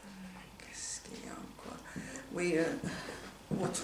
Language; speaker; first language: French; non-native, fluent; Hungarian